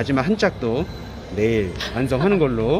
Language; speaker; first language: Korean; native; Korean